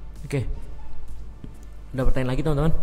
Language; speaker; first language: Indonesian; native; Indonesian